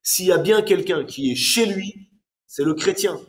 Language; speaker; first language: French; native; French